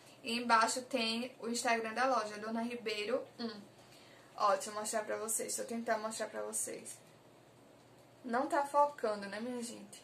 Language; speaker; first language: Portuguese; native; Portuguese